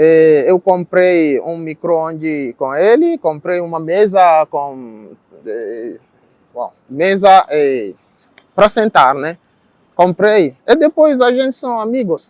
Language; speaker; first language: Portuguese; non-native, learner; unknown